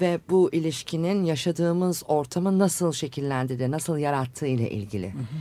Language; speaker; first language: Turkish; native; Turkish